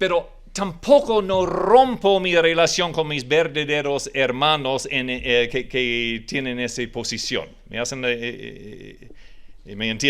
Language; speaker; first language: Spanish; non-native, fluent; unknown